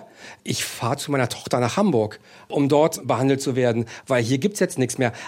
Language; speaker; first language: German; native; German